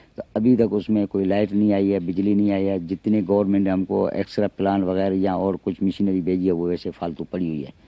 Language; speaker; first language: Urdu; non-native, local second language; Sindhi